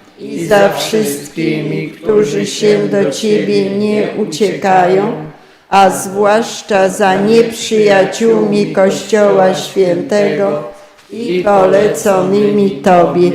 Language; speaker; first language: Polish; native; Polish